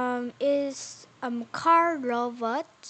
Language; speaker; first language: English; non-native, learner; Korean